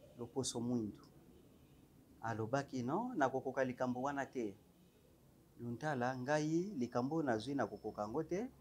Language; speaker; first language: Lingala; non-native, local second language; Kongo